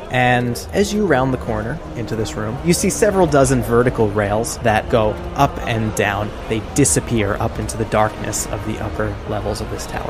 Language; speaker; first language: English; native; English